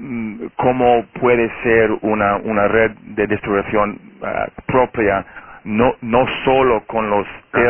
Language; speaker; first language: Spanish; non-native, fluent; Portuguese